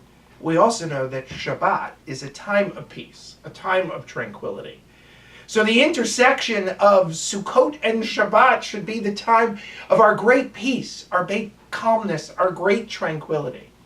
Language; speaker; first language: English; native; English